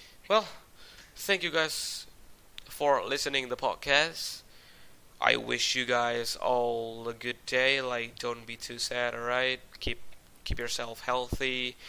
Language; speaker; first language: English; non-native, fluent; Indonesian